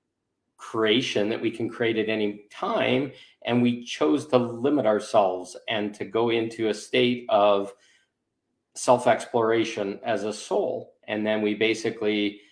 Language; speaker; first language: English; native; English